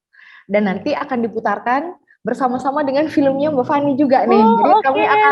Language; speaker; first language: Indonesian; native; Indonesian